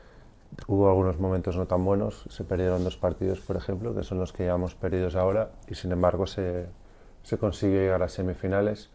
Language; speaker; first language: Spanish; native; Spanish